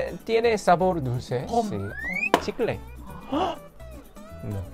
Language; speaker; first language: Spanish; non-native, fluent; Korean